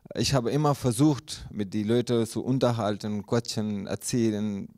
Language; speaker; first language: German; non-native, learner; Urdu